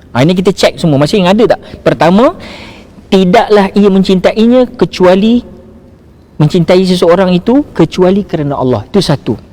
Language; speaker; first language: Malay; native; Malay